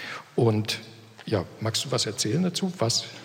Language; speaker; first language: German; native; German